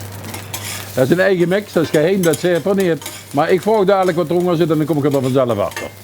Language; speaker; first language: Dutch; native; Dutch